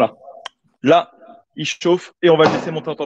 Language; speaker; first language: French; native; French